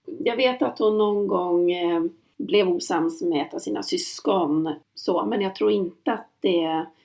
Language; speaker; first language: Swedish; native; Swedish